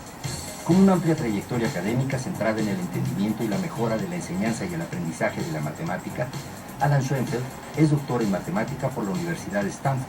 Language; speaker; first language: Spanish; native; Spanish